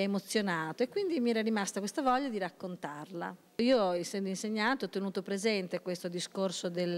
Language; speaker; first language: Italian; native; Italian